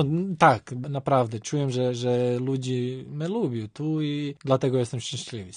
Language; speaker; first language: Polish; non-native, learner; Croatian